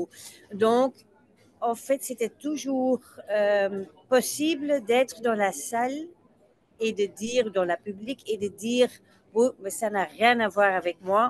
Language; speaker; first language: French; non-native, local second language; Dutch